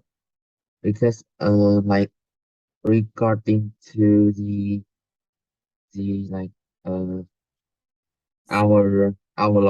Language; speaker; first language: English; non-native, learner; Vietnamese